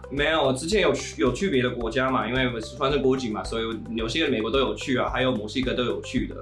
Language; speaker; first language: Chinese; non-native, fluent; English